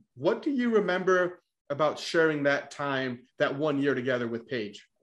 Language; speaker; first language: English; native; English